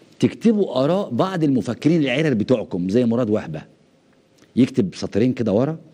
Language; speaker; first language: Arabic; native; Arabic